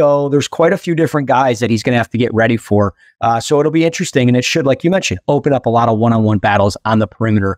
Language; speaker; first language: English; native; English